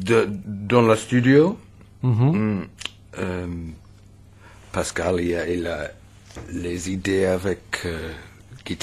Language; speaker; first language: French; non-native, learner; English